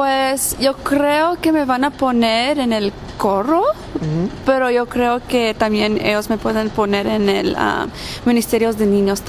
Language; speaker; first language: Spanish; early bilingual, heritage; Spanish